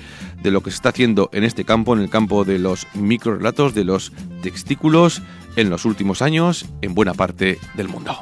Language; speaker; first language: Spanish; native; Spanish